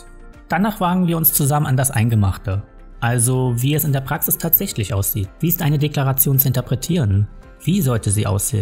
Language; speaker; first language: German; native; German